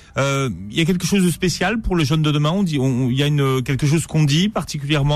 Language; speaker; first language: French; native; French